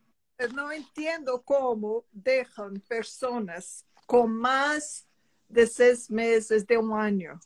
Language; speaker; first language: Spanish; non-native, learner; Portuguese